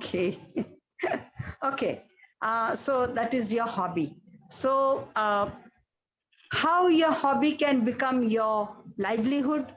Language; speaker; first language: English; non-native, local second language; Odia